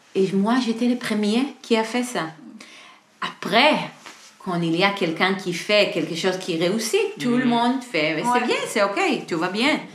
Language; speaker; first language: French; non-native, learner; Hebrew